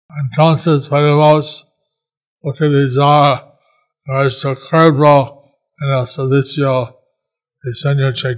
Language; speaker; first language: Spanish; non-native, learner; English